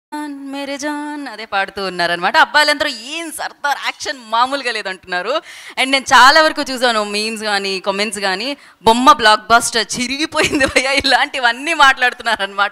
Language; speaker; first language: Telugu; native; Telugu